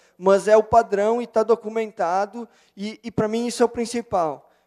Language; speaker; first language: Portuguese; native; Portuguese